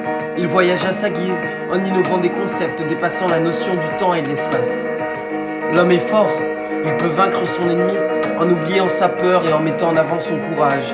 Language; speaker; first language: French; native; French